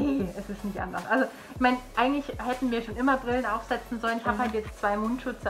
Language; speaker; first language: German; native; German